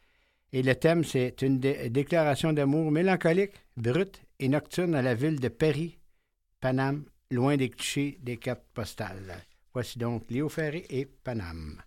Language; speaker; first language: French; native; French